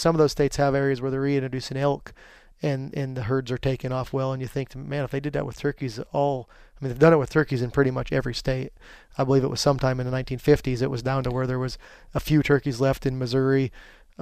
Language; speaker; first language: English; native; English